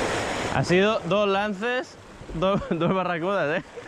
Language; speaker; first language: Spanish; native; Spanish